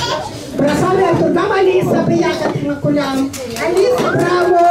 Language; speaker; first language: Hebrew; non-native, fluent; Russian